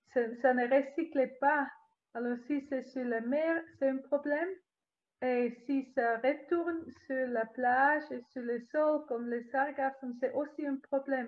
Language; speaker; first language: French; non-native, learner; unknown